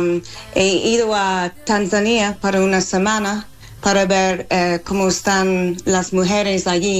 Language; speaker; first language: Spanish; non-native, fluent; English